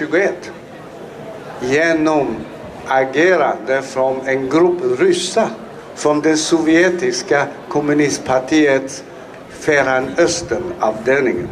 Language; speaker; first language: Swedish; non-native, fluent; Chinese